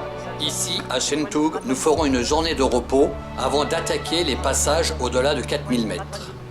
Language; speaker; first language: French; native; French